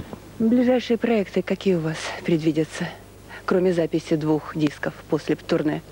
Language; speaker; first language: Russian; native; Russian